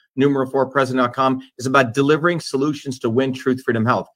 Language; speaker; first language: English; non-native, local second language; Tamil